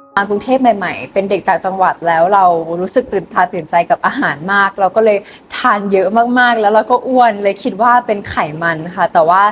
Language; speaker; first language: Thai; native; Thai